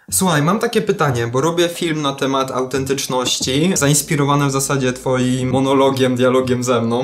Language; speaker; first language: Polish; native; Polish